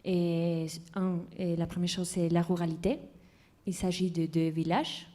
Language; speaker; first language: French; non-native, fluent; Spanish